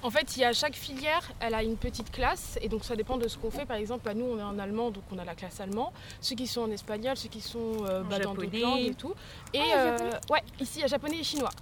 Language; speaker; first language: French; native; French